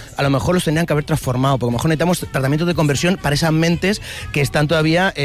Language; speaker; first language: Spanish; native; Spanish